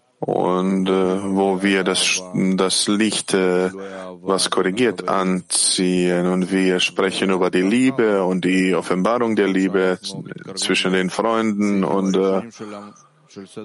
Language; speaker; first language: German; non-native, fluent; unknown